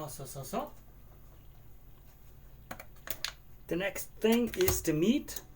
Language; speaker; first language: English; non-native, fluent; German